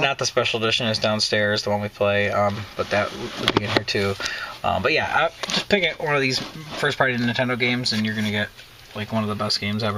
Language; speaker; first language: English; native; English